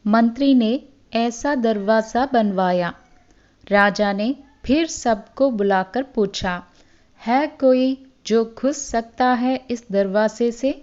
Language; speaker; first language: Hindi; non-native, local second language; Malayalam